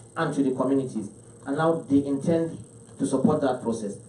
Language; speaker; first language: English; non-native, local second language; Hausa